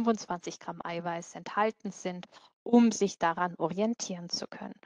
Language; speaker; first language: German; native; German